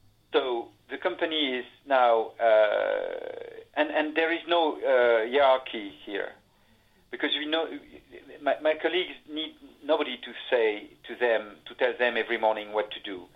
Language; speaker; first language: English; non-native, fluent; French